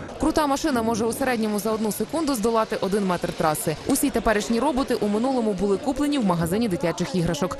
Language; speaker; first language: Ukrainian; native; Ukrainian